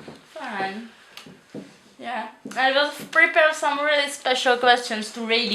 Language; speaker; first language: English; non-native, learner; Czech